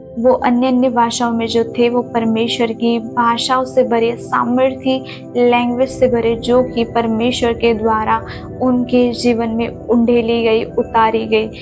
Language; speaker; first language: Hindi; non-native, local second language; Marathi